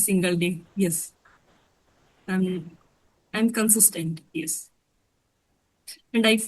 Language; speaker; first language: English; non-native, learner; Hindi